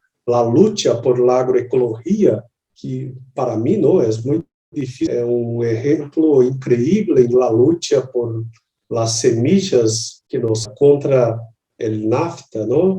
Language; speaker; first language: Spanish; non-native, learner; Portuguese